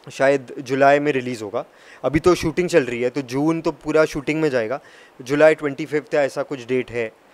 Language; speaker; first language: Hindi; native; Hindi